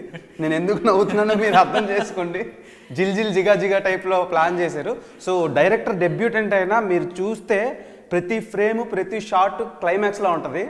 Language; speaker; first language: Telugu; native; Telugu